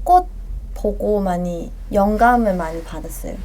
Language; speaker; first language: Korean; non-native, fluent; Thai